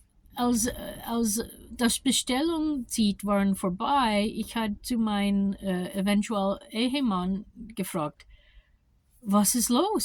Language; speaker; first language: German; non-native, learner; English